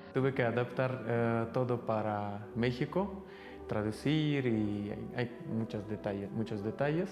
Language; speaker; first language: Spanish; non-native, fluent; Russian